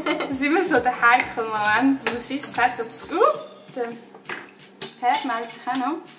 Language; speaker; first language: German; native; German